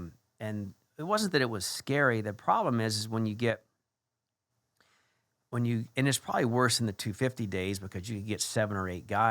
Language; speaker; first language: English; native; English